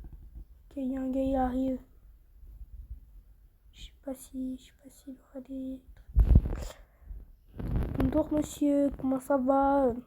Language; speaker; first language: French; native; French